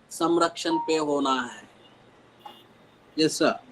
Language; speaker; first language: Hindi; non-native, local second language; Telugu